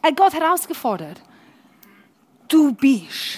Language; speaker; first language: German; non-native, learner; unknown